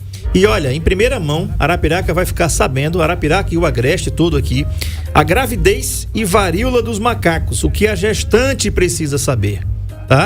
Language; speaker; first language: Portuguese; native; Portuguese